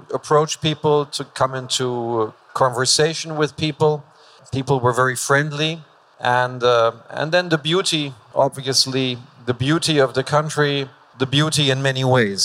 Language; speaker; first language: English; non-native, fluent; German